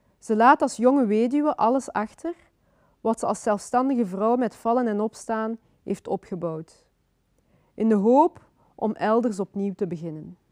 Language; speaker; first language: Dutch; early bilingual, other home language; Lingala